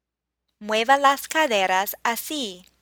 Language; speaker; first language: Spanish; non-native, fluent; English